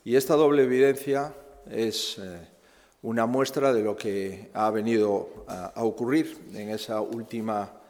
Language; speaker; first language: Spanish; native; Spanish